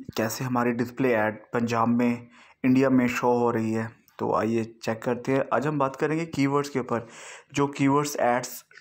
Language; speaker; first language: Hindi; non-native, local second language; Punjabi